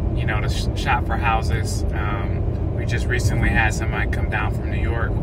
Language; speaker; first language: English; native; English